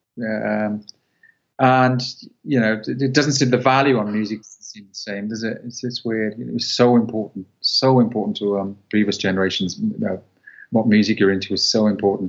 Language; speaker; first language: English; native; English